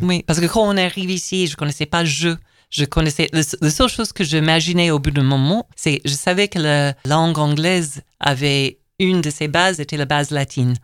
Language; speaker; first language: French; non-native, fluent; English